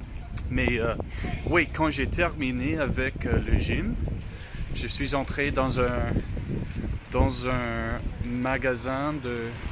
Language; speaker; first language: French; non-native, learner; English